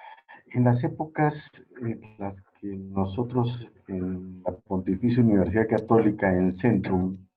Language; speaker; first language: Spanish; native; Spanish